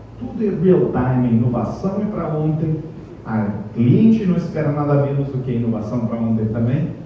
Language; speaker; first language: Portuguese; non-native, fluent; Italian